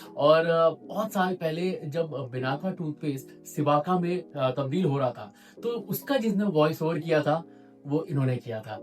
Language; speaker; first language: Hindi; native; Hindi